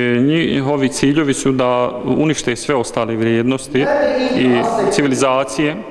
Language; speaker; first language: Bosnian; early bilingual, heritage; Bosnian